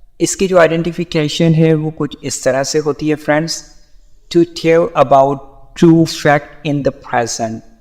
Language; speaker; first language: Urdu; native; Urdu